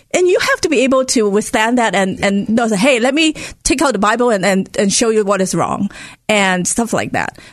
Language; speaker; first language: English; non-native, local second language; Cantonese